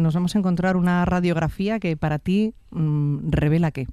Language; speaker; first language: Spanish; native; Spanish